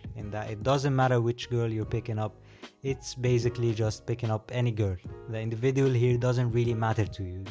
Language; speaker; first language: English; non-native, fluent; Arabic